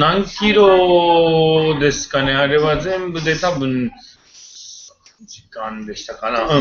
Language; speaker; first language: Japanese; non-native, fluent; Hindi